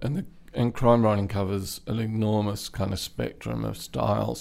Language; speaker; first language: English; native; English